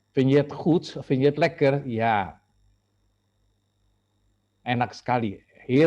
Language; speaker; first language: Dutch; non-native, fluent; Indonesian